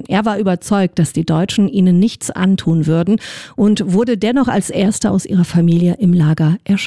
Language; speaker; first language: German; native; German